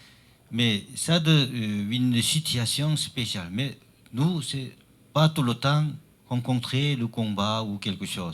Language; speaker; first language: French; non-native, learner; Chinese